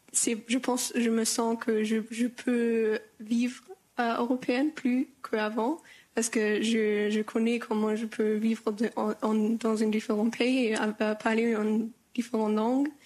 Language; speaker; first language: French; non-native, learner; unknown